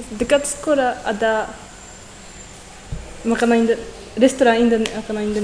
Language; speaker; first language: Indonesian; non-native, learner; Japanese